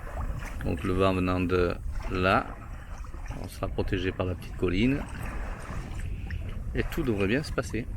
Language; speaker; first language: French; native; French